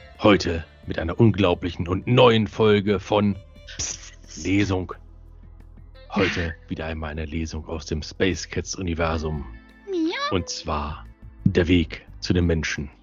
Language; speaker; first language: German; native; German